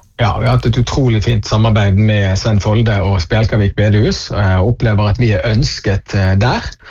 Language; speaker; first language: Norwegian; native; Norwegian